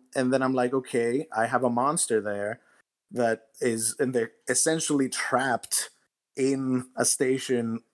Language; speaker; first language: English; non-native, fluent; Greek